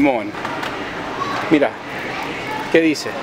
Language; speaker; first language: Spanish; early bilingual, heritage; Spanish